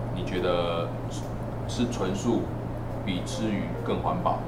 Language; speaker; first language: Chinese; native; Chinese